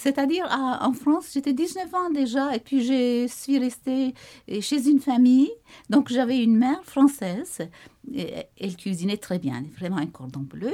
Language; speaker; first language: French; non-native, fluent; Turkish